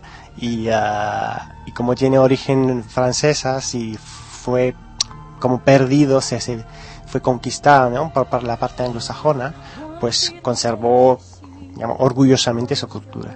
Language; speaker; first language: Spanish; early bilingual, heritage; Spanish